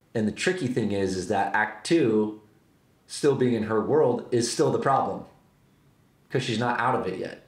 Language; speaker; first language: English; native; English